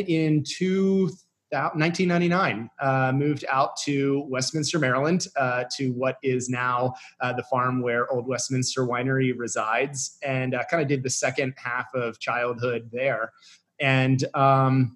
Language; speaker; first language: English; native; English